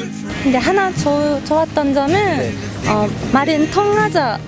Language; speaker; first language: Korean; early bilingual, heritage; Japanese